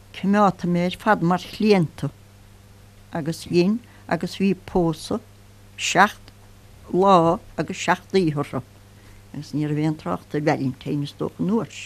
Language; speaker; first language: Irish; native; Irish